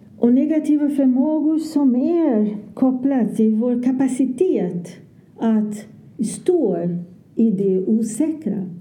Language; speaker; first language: Swedish; non-native, fluent; Portuguese